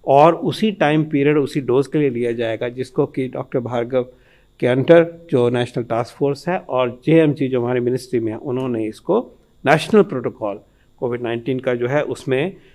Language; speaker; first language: Hindi; native; Hindi